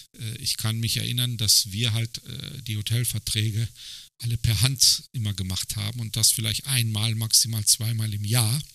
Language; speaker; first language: German; early bilingual, other home language; Turkish